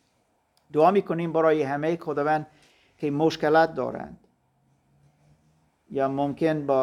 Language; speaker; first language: Persian; non-native, fluent; German